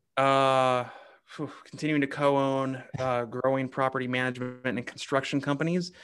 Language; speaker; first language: English; native; English